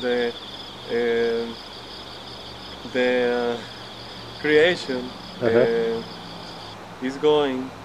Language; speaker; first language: English; non-native, learner; Spanish